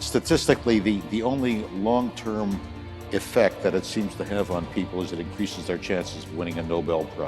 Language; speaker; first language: English; native; English